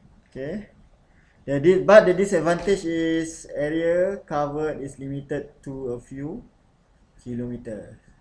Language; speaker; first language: English; non-native, local second language; Malay